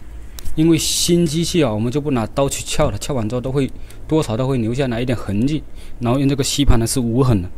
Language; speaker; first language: Chinese; native; Chinese